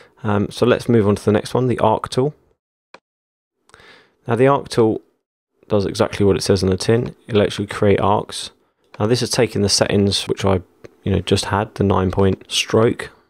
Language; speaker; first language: English; native; English